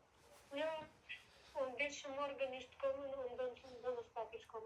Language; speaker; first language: German; non-native, learner; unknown